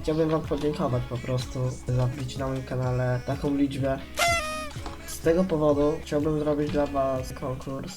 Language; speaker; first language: Polish; native; Polish